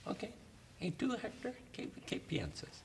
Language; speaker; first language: Spanish; non-native, learner; English